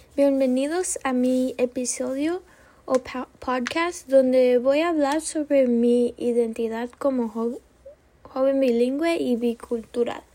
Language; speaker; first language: Spanish; early bilingual, heritage; Spanish